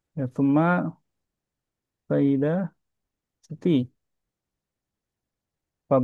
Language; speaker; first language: Arabic; non-native, fluent; Indonesian